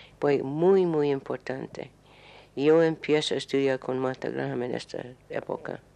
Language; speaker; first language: Spanish; non-native, learner; English